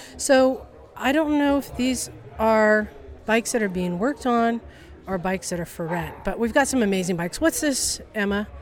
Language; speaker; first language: English; native; English